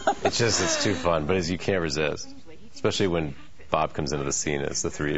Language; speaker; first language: English; native; English